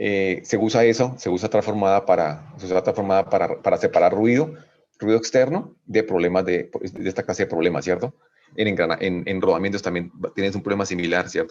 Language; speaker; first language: Spanish; native; Spanish